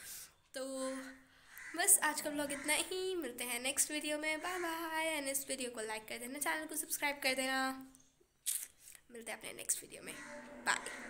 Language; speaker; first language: Hindi; native; Hindi